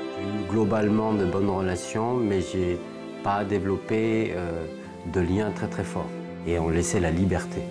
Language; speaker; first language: French; native; French